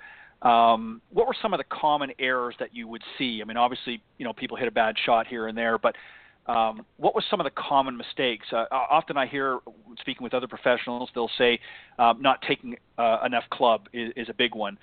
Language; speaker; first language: English; native; English